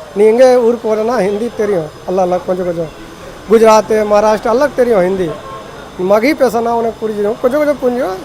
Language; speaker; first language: Tamil; non-native, learner; Hindi